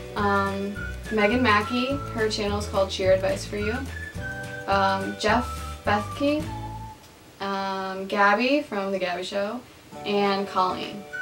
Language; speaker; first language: English; native; English